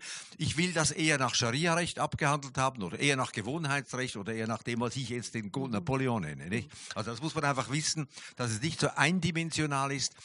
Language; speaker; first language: German; native; German